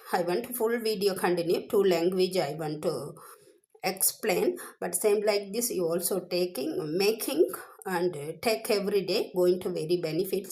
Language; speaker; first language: English; non-native, learner; Tamil